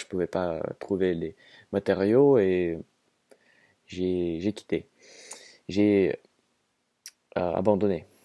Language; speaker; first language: French; non-native, fluent; Russian